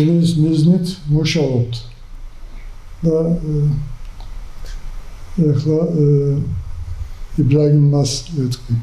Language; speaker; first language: Georgian; early bilingual, heritage; Georgian